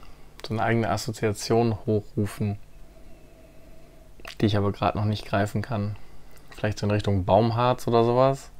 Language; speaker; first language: German; native; German